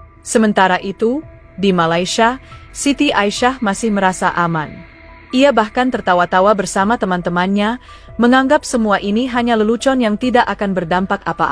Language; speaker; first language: Indonesian; native; Indonesian